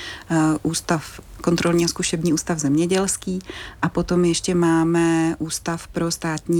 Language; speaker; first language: Czech; native; Czech